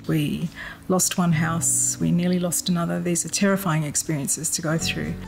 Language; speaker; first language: English; native; English